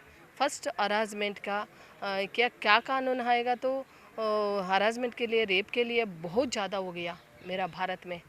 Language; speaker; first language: Hindi; non-native, local second language; Kannada